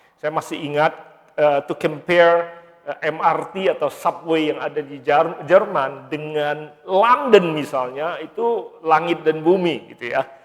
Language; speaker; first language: Indonesian; native; Indonesian